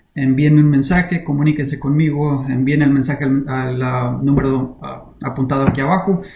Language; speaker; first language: Spanish; early bilingual, heritage; Spanish